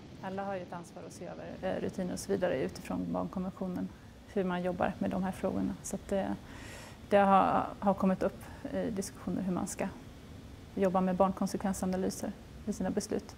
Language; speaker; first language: Swedish; native; Swedish